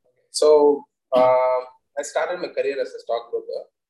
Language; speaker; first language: English; non-native, local second language; Tamil